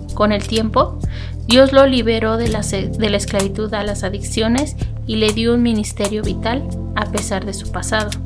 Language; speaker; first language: Spanish; native; Spanish